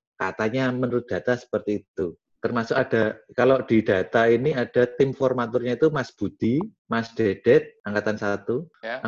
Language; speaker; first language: Indonesian; non-native, local second language; Javanese